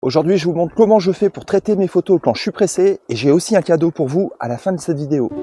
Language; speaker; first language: French; native; French